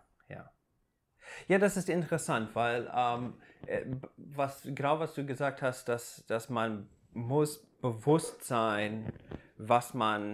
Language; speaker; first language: German; non-native, fluent; English